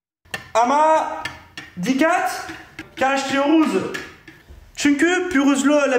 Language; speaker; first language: Turkish; non-native, learner; French